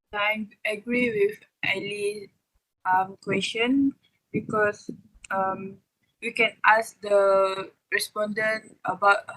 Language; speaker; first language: English; non-native, learner; Malay